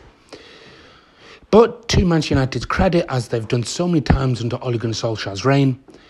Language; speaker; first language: English; native; English